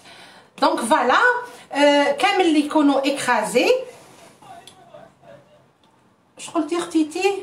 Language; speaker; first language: French; non-native, local second language; Arabic